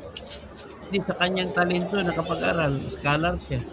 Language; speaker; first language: Filipino; native; Filipino